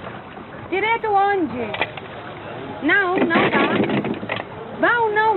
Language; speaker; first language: Portuguese; non-native, learner; English